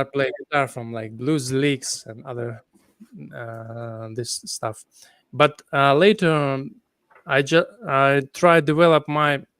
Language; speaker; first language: English; non-native, fluent; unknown